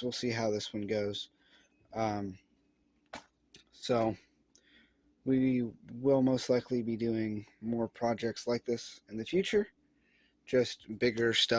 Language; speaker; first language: English; native; English